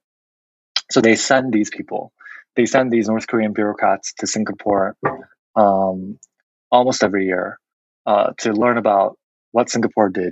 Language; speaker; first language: English; non-native, fluent; Korean